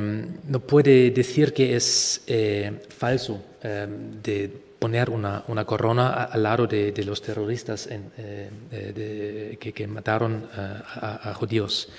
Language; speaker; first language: Spanish; non-native, fluent; German